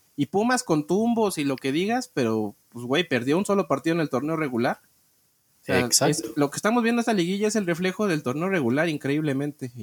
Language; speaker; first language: Spanish; native; Spanish